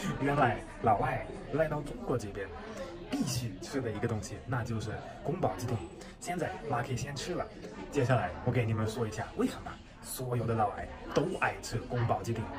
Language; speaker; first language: Chinese; non-native, fluent; German